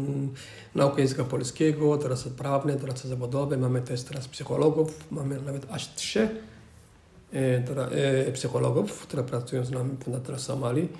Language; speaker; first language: Polish; non-native, fluent; Somali